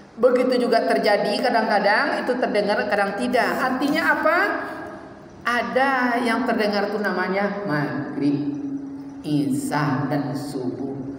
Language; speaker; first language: Malay; native; Malay